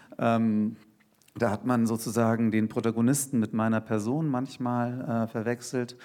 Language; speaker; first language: German; early bilingual, other home language; Turkish